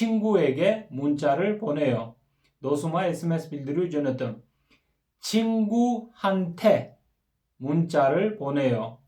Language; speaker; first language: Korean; non-native, fluent; Kyrgyz